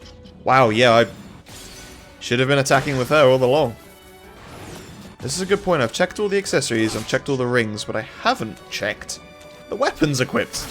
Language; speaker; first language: English; native; English